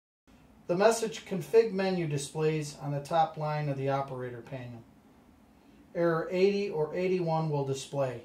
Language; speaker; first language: English; native; English